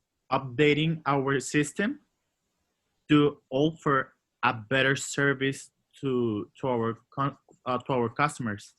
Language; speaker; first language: English; non-native, learner; Spanish